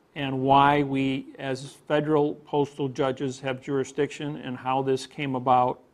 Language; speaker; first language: English; native; English